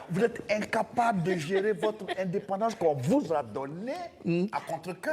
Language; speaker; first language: French; non-native, local second language; Dyula